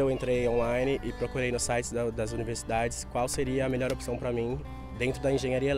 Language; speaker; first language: Portuguese; native; Portuguese